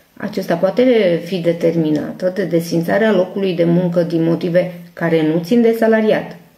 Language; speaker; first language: Romanian; non-native, local second language; Hungarian